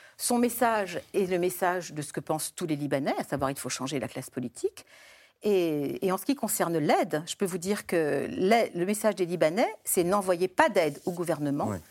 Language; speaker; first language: French; early bilingual, other home language; Arabic